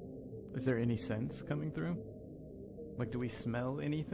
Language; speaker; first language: English; native; English